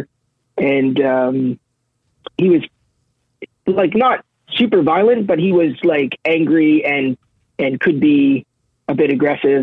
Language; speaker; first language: English; native; English